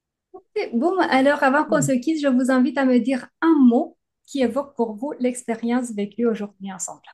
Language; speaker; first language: French; native; French